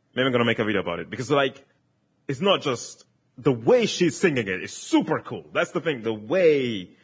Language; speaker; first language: English; non-native, fluent; Italian